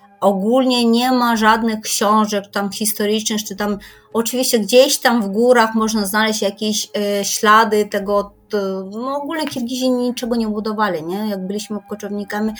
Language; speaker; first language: Polish; non-native, fluent; Kyrgyz